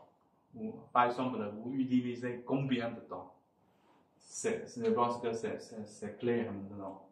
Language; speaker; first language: French; non-native, fluent; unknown